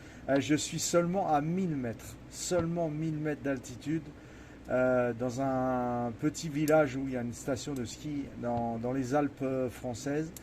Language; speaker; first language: French; native; French